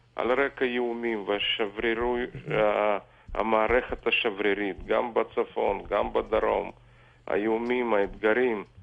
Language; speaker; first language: Hebrew; non-native, fluent; Russian